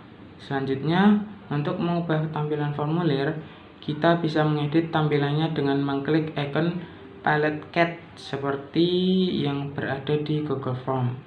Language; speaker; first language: Indonesian; native; Indonesian